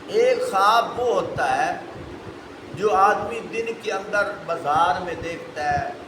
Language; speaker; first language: Urdu; non-native, local second language; Punjabi